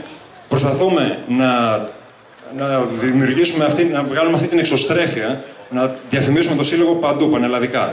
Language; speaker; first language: Greek; native; Greek